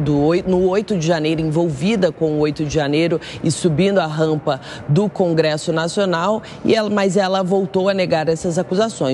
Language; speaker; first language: Portuguese; native; Portuguese